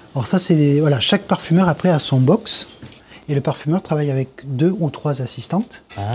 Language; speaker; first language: French; native; French